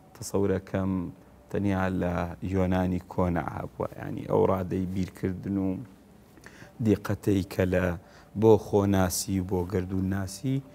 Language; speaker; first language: Central Kurdish; non-native, local second language; Gurani